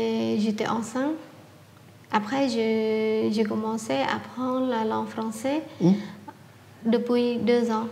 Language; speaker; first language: French; non-native, learner; Khmer